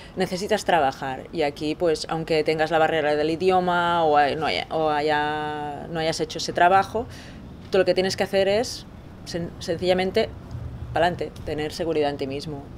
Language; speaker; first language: Spanish; native; Spanish